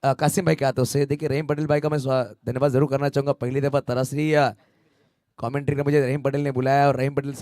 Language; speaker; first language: Hindi; non-native, local second language; Marathi